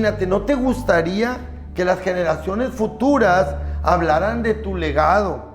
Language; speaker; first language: Spanish; native; Spanish